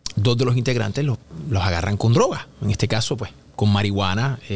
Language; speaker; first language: Spanish; native; Spanish